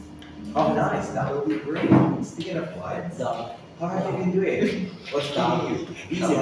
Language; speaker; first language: English; non-native, fluent; Indonesian